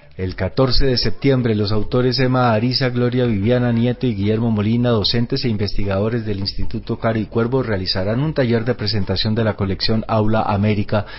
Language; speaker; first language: Spanish; native; Spanish